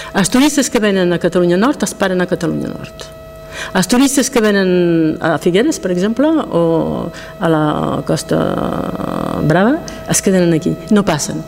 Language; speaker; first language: Catalan; non-native, local second language; French